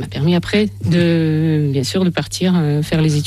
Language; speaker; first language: French; non-native, fluent; Russian